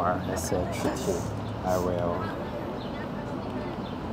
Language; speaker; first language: English; non-native, fluent; Chinese